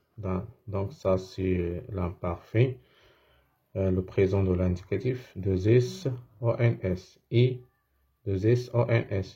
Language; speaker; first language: French; non-native, fluent; Arabic